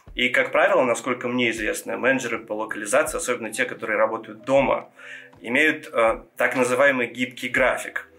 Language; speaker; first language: Russian; non-native, local second language; Georgian